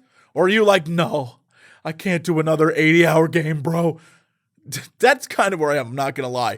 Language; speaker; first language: English; native; English